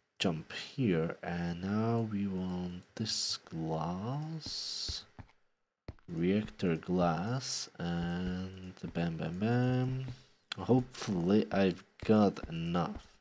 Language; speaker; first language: English; non-native, fluent; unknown